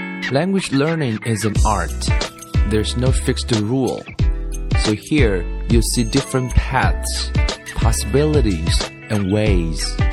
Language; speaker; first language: English; non-native, fluent; Chinese